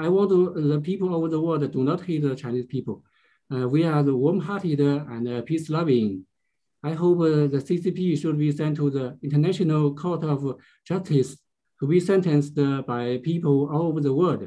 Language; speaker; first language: English; non-native, learner; Chinese